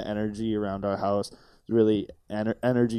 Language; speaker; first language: English; native; English